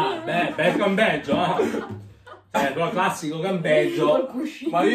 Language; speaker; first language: Italian; native; Italian